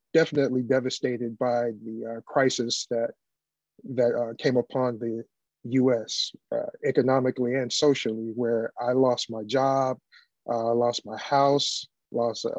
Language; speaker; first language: English; native; English